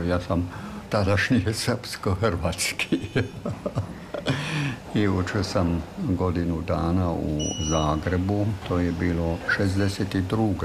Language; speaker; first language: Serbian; non-native, fluent; German